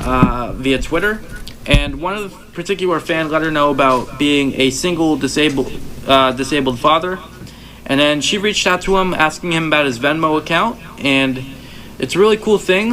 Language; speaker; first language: English; native; English